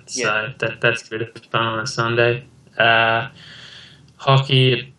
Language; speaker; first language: English; native; English